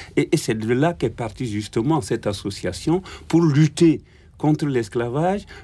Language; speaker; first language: French; non-native, local second language; Bambara